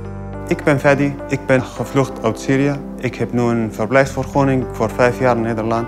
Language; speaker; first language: Dutch; non-native, learner; Arabic